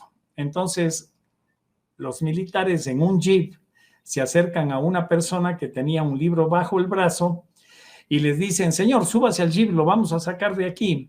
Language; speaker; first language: Spanish; native; Spanish